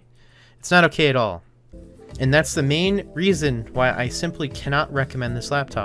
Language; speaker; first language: English; native; English